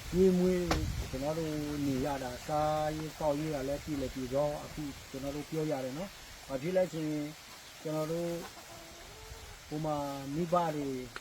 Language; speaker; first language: Burmese; non-native, local second language; Karen languages